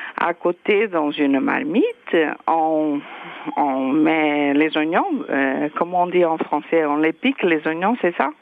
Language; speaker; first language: French; non-native, fluent; Portuguese